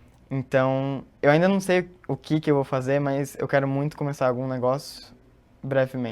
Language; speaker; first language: Portuguese; early bilingual, heritage; Portuguese